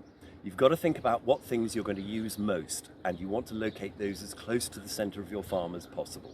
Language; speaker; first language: English; native; English